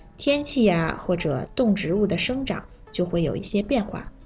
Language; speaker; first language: Chinese; native; Chinese